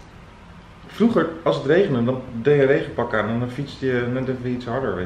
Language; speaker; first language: Dutch; native; Dutch